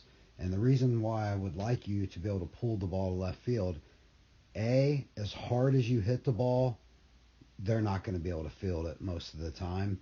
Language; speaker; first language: English; native; English